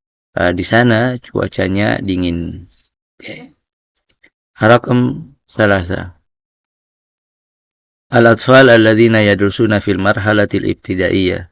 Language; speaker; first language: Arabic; non-native, fluent; Indonesian